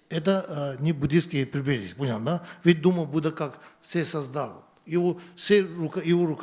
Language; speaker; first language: Russian; non-native, learner; Tibetan